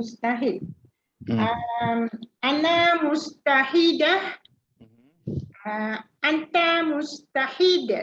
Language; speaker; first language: Arabic; non-native, learner; Malay